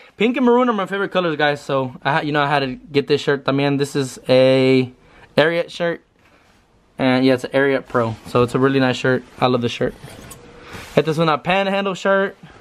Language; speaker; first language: English; early bilingual, other home language; Spanish